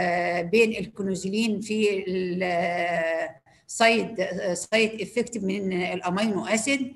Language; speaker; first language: Arabic; native; Arabic